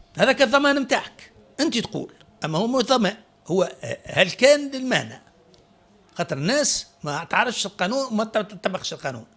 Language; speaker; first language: Arabic; native; Arabic